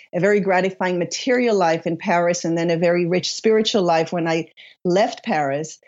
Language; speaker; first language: English; non-native, fluent; Hebrew